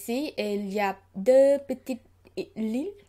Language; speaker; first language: French; non-native, learner; Khmer